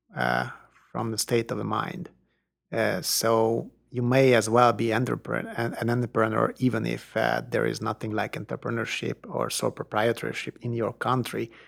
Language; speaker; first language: English; non-native, fluent; Hungarian